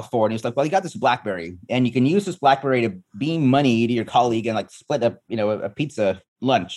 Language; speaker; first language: English; native; English